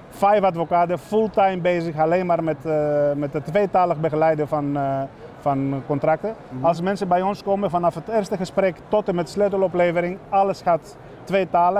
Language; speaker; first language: Dutch; non-native, fluent; Greek